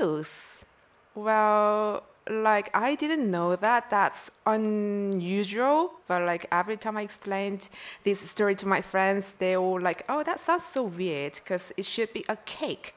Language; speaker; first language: English; non-native, fluent; Korean